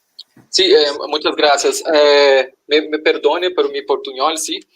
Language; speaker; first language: Spanish; non-native, learner; Portuguese